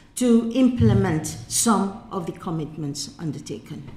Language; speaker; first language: English; non-native, local second language; Morisyen